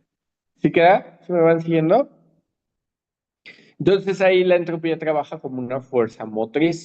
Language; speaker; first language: Spanish; native; Spanish